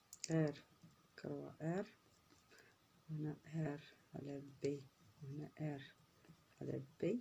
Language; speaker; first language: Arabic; native; Arabic